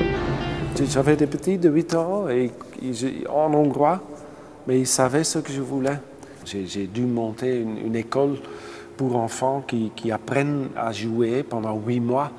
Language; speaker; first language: French; non-native, local second language; Dutch